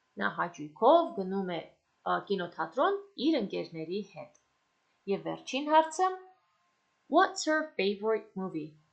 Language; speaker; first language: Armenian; native; Armenian